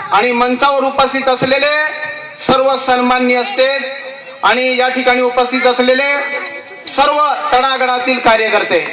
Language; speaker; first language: Marathi; non-native, local second language; Bhili